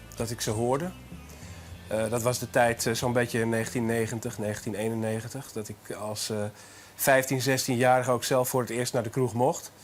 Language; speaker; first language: Dutch; native; Dutch